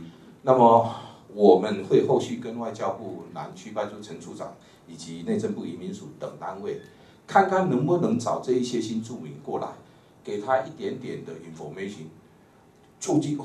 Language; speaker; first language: Chinese; native; Chinese